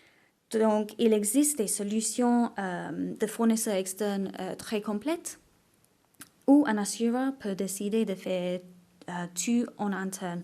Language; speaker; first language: French; non-native, fluent; English